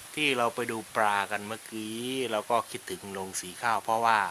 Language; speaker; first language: Thai; native; Thai